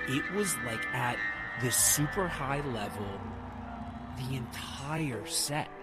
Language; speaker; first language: English; native; English